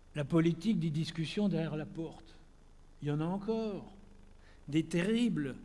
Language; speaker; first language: French; native; French